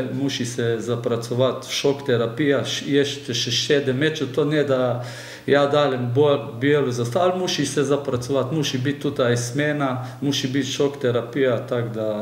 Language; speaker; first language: Polish; non-native, learner; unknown